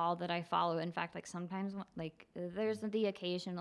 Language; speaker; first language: English; native; English